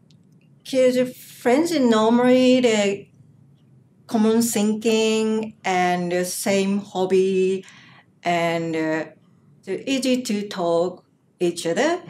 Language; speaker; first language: English; non-native, learner; Japanese